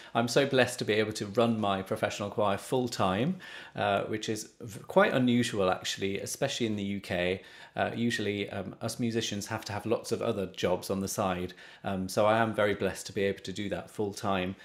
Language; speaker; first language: English; native; English